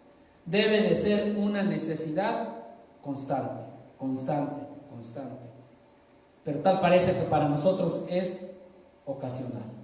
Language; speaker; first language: Spanish; native; Spanish